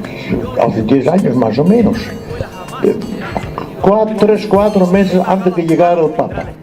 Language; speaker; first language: Spanish; non-native, fluent; Dutch